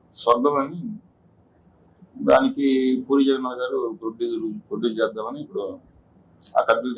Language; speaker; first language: Telugu; native; Telugu